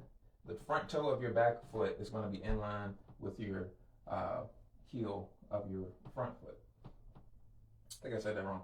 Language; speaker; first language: English; native; English